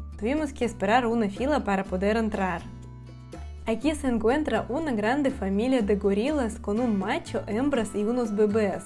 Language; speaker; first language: Spanish; non-native, learner; Russian